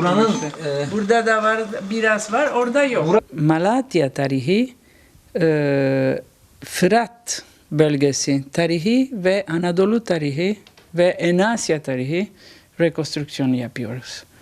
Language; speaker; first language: Turkish; non-native, learner; Italian